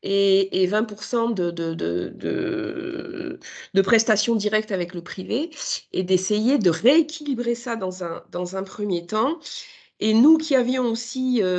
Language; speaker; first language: French; native; French